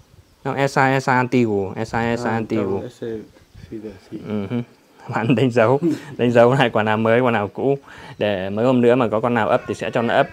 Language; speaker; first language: Vietnamese; native; Vietnamese